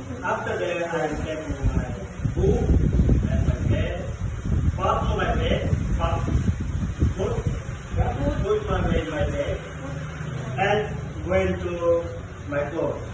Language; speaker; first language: English; non-native, learner; Tetum